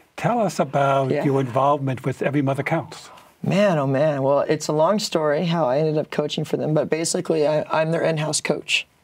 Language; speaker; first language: English; native; English